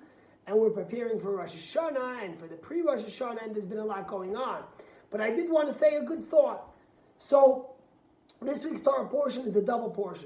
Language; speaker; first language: English; native; English